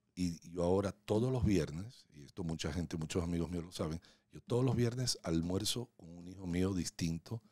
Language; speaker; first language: Spanish; non-native, local second language; Hungarian